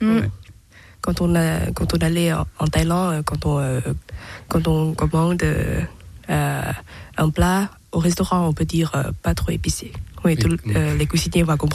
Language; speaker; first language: French; non-native, learner; Thai